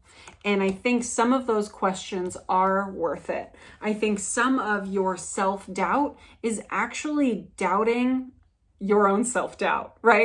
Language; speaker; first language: English; native; English